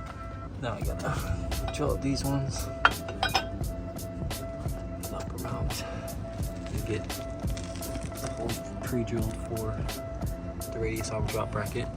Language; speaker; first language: English; native; English